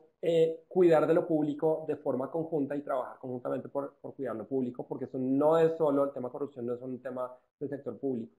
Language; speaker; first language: Spanish; native; Spanish